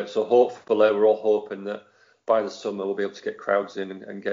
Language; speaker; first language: English; native; English